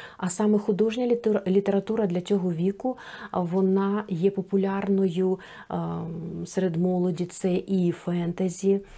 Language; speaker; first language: Ukrainian; non-native, local second language; Russian